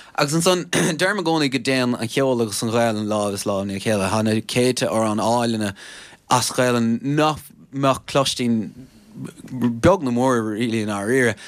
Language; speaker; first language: Irish; non-native, local second language; English